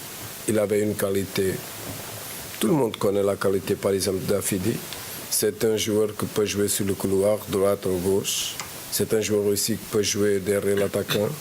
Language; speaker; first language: French; non-native, fluent; Portuguese